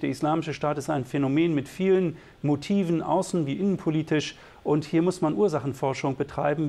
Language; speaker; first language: German; native; German